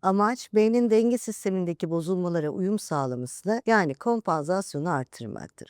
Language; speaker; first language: Turkish; native; Turkish